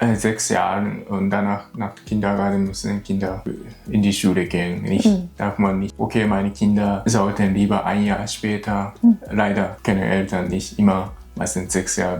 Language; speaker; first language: German; non-native, learner; Japanese